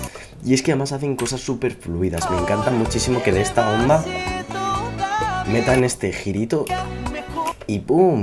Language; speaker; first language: Spanish; native; Spanish